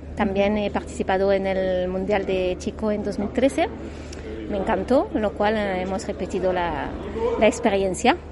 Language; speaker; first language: Spanish; non-native, fluent; French